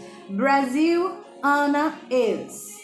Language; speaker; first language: English; non-native, learner; Portuguese